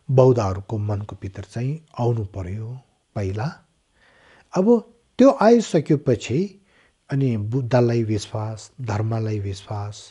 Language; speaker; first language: Nepali; non-native, local second language; Tibetan